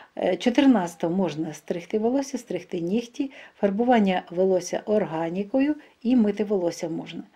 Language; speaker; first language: Ukrainian; non-native, local second language; Russian